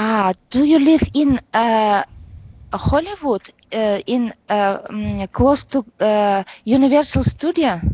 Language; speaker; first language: English; non-native, learner; Russian